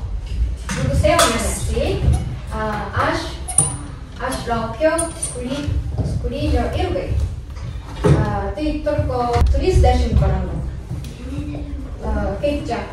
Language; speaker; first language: Lithuanian; non-native, learner; Japanese